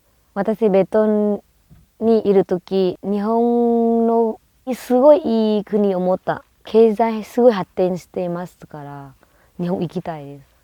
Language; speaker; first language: Japanese; non-native, learner; Vietnamese